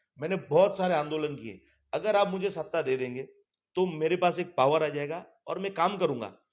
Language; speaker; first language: Hindi; non-native, local second language; Gujarati